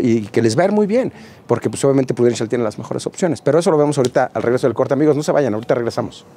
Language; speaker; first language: Spanish; native; Spanish